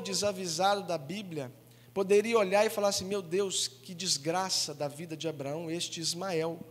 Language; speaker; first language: Portuguese; native; Portuguese